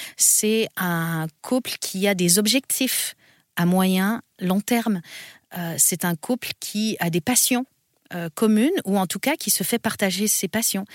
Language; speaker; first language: French; native; French